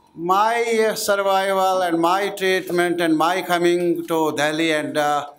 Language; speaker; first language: English; non-native, local second language; Urdu